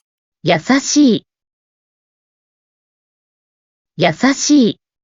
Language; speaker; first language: Japanese; native; Japanese